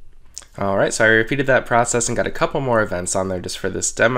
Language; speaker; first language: English; native; English